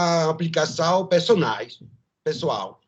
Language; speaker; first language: Portuguese; non-native, learner; French